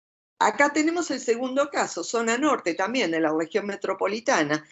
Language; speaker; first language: Spanish; native; Spanish